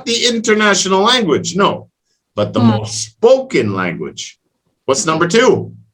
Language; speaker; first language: English; non-native, fluent; French